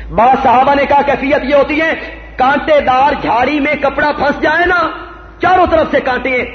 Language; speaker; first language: Urdu; non-native, local second language; Punjabi